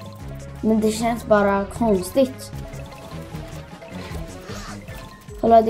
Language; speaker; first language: Swedish; early bilingual, other home language; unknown